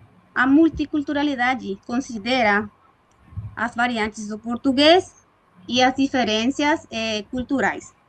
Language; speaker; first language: Portuguese; non-native, fluent; Spanish